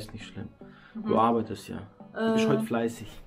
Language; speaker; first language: German; native; German